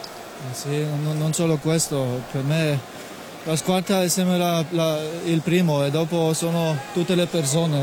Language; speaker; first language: Italian; non-native, fluent; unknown